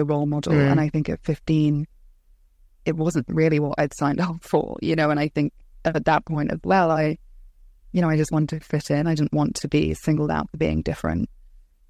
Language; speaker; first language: English; native; English